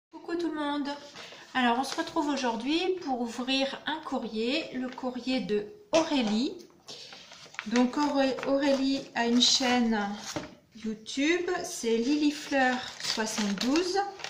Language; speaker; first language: French; native; French